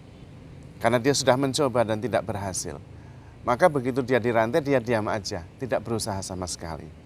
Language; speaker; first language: Indonesian; native; Indonesian